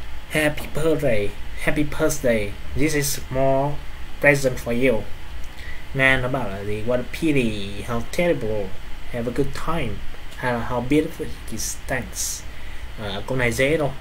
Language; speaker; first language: English; non-native, fluent; Vietnamese